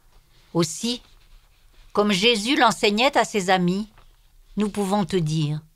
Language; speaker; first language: French; native; French